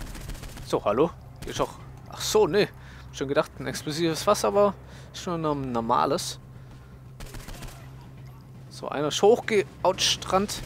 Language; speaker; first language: German; native; German